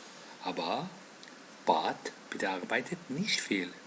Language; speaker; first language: German; non-native, fluent; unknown